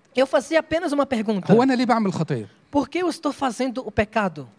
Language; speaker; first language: Portuguese; non-native, fluent; Arabic